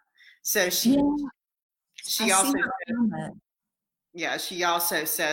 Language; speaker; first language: English; native; English